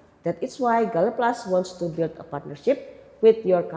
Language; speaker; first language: English; non-native, fluent; Indonesian